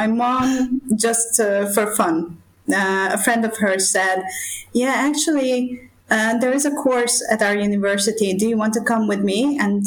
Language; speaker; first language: English; non-native, fluent; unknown